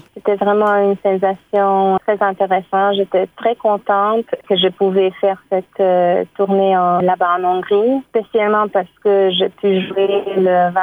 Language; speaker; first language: French; non-native, fluent; Hungarian